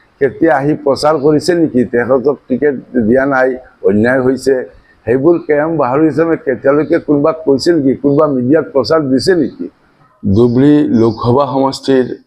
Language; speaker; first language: Assamese; non-native, local second language; Bangla